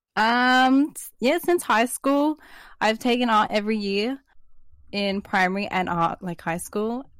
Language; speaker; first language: English; native; English